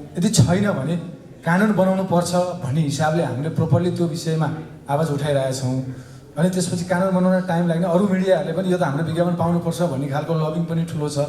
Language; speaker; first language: Nepali; native; Nepali